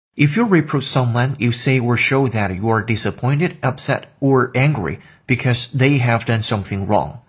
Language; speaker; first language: English; non-native, fluent; Chinese